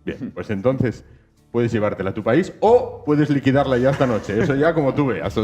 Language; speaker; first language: Spanish; native; Spanish